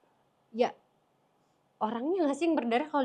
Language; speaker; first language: Indonesian; native; Indonesian